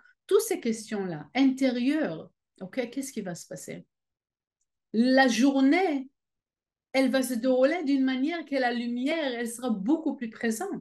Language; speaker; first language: French; non-native, fluent; Hebrew